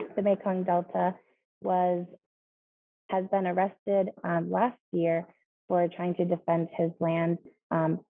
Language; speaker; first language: English; native; English